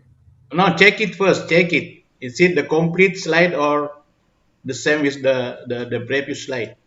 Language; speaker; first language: English; non-native, fluent; Indonesian